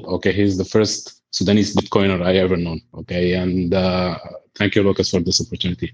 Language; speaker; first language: English; non-native, fluent; Arabic